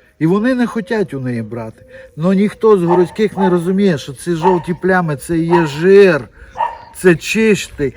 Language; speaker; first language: Ukrainian; native; Ukrainian